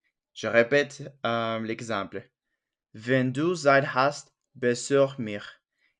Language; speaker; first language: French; non-native, fluent; Spanish